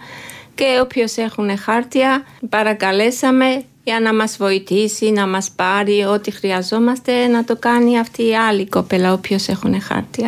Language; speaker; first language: Greek; non-native, learner; Georgian